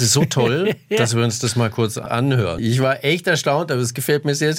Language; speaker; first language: German; native; German